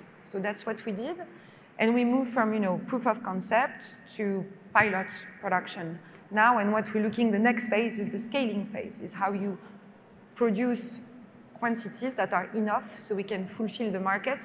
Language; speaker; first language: English; non-native, fluent; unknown